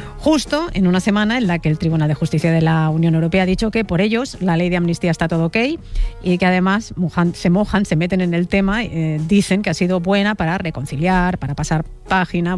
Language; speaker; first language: Spanish; native; Spanish